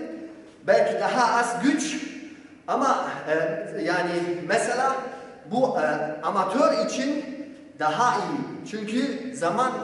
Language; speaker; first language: Turkish; non-native, learner; Polish